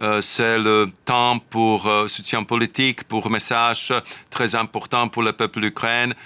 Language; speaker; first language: French; non-native, fluent; Slovak